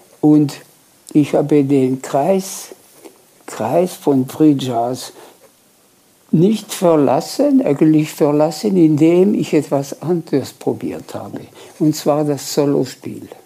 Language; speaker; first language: German; non-native, local second language; French